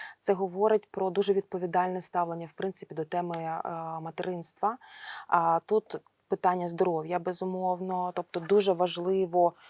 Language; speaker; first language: Ukrainian; native; Ukrainian